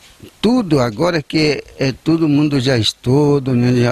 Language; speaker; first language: Portuguese; non-native, local second language; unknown